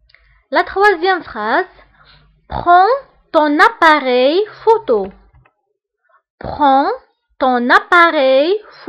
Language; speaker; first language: French; non-native, local second language; Arabic